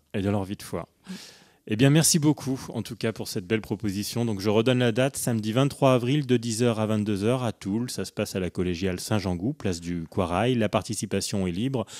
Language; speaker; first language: French; native; French